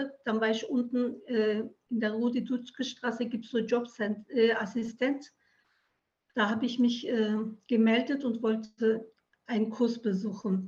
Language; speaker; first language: German; early bilingual, other home language; Turkish